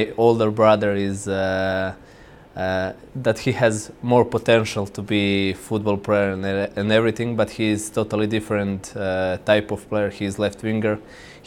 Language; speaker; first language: English; non-native, fluent; Croatian